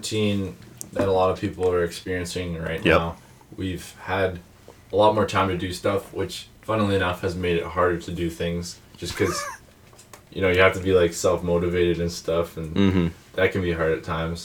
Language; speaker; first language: English; native; English